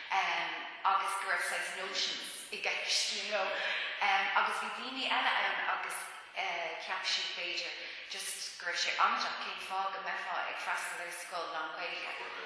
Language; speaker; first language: Irish; non-native, local second language; English